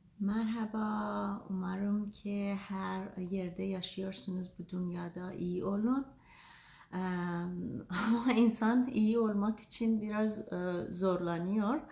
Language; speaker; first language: Turkish; non-native, learner; Azerbaijani